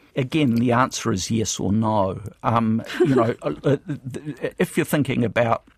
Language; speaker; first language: English; native; English